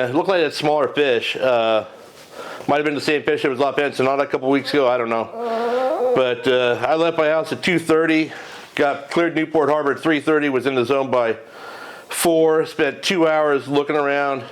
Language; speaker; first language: English; native; English